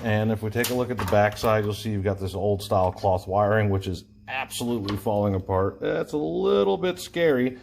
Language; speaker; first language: English; native; English